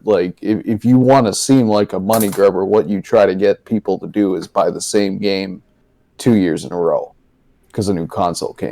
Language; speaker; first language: English; native; English